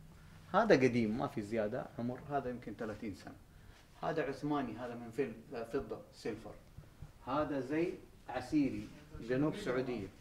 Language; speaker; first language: Arabic; non-native, learner; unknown